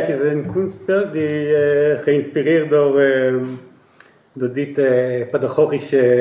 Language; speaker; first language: Dutch; non-native, learner; Hebrew